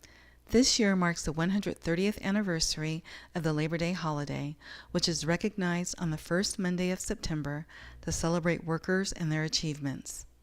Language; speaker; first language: English; native; English